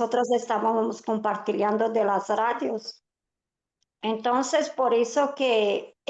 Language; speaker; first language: Spanish; non-native, fluent; Portuguese